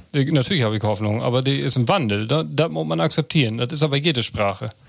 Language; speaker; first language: German; non-native, local second language; Low German